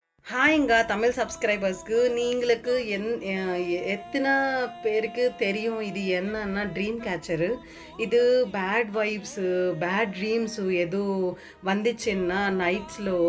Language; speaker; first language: Tamil; non-native, learner; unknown